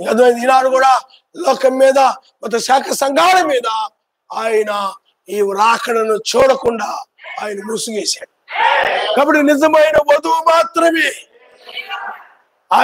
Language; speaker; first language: Telugu; native; Telugu